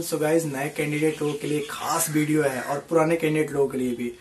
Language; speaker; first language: Hindi; native; Hindi